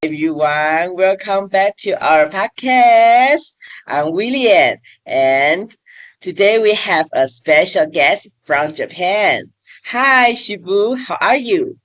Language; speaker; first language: English; non-native, learner; Chinese